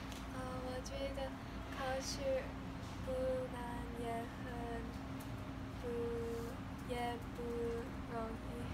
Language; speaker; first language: Chinese; non-native, learner; English